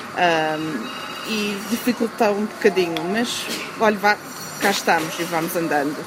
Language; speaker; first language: Portuguese; early bilingual, heritage; Portuguese